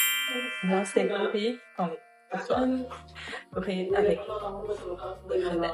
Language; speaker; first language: French; non-native, learner; Thai